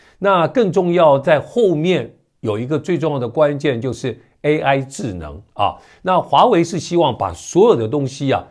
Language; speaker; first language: Chinese; native; Chinese